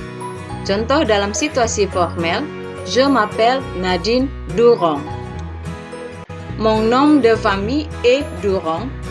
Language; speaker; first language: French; non-native, fluent; Indonesian